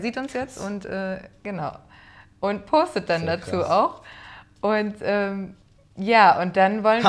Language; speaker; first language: German; native; German